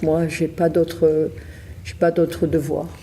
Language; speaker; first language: French; native; French